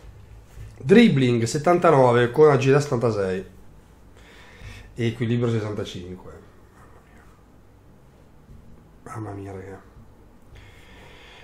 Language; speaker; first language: Italian; native; Italian